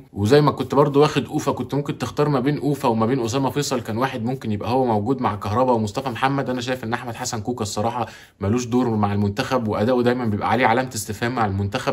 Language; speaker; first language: Arabic; native; Arabic